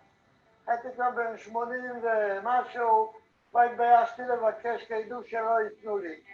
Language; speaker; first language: Hebrew; non-native, fluent; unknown